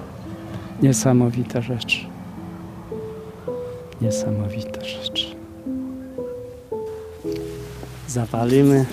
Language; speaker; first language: Polish; native; Polish